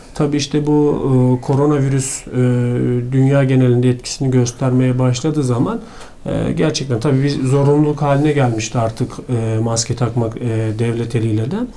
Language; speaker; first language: Turkish; native; Turkish